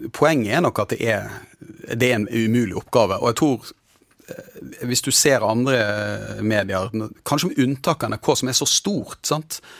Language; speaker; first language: Norwegian; native; Norwegian